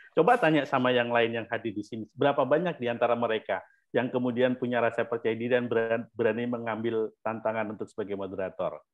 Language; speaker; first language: Indonesian; native; Indonesian